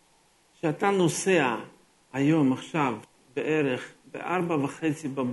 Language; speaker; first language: Hebrew; non-native, fluent; Russian